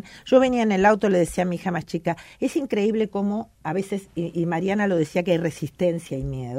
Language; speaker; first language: Spanish; native; Spanish